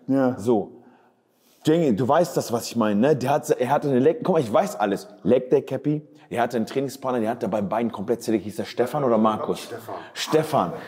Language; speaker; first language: German; native; German